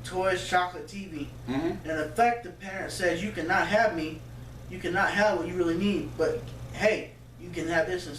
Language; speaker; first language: English; native; English